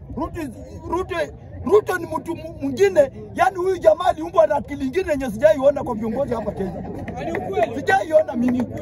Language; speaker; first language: Swahili; non-native, local second language; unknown